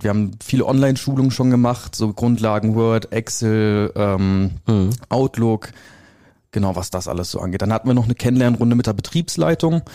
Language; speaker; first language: German; native; German